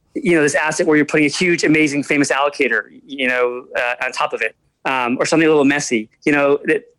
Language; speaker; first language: English; native; English